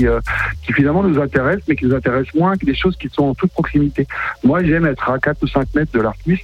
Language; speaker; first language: French; native; French